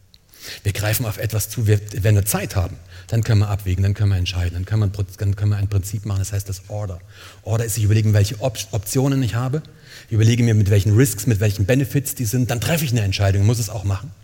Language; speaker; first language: German; native; German